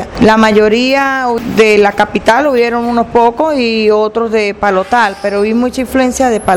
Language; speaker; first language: Spanish; native; Spanish